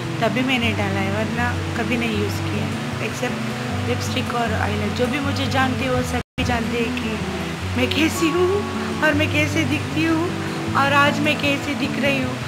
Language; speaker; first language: Hindi; non-native, local second language; Konkani